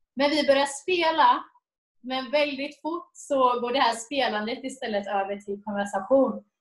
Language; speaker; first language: Swedish; native; Swedish